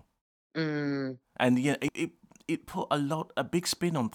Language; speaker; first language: English; non-native, local second language; Jamaican Creole English